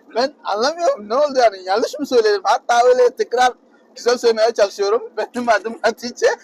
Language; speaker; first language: Turkish; non-native, fluent; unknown